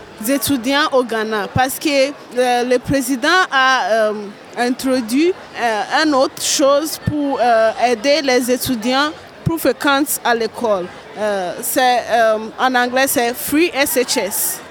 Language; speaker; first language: French; non-native, learner; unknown